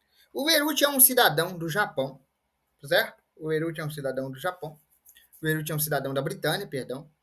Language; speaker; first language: Portuguese; native; Portuguese